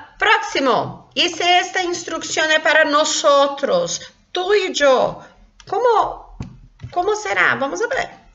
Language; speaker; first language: Spanish; non-native, local second language; Portuguese